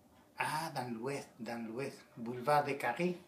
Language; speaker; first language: French; non-native, learner; Spanish